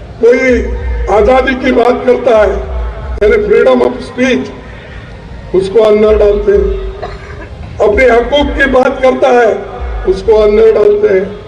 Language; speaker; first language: Hindi; non-native, local second language; Kannada